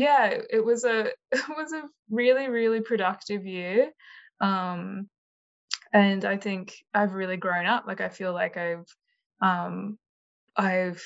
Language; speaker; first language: English; native; English